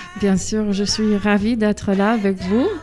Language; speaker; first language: French; non-native, fluent; English